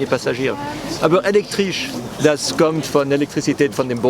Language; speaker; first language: German; non-native, local second language; French